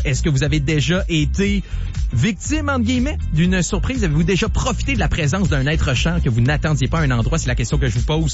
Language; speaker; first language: French; native; French